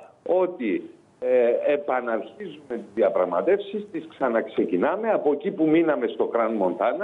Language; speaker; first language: Greek; native; Greek